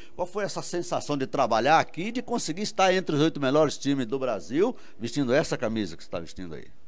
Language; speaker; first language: Portuguese; native; Portuguese